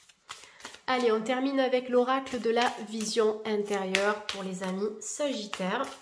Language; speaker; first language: French; native; French